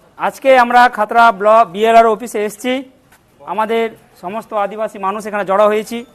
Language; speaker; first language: Bangla; non-native, local second language; Santali